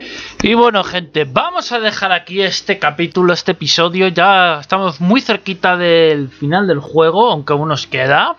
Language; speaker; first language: Spanish; native; Spanish